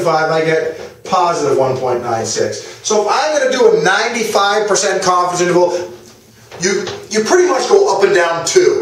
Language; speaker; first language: English; native; English